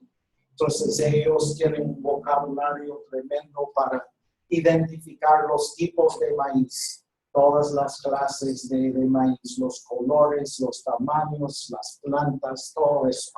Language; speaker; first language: Spanish; non-native, fluent; English